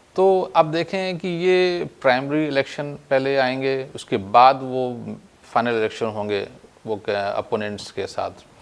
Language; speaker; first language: Urdu; native; Urdu